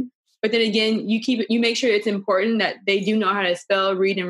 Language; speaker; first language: English; native; English